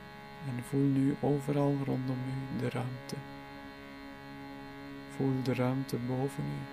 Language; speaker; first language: Dutch; native; Dutch